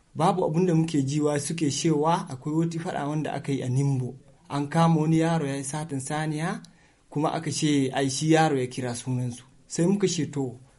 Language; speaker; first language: Hausa; non-native, local second language; Fula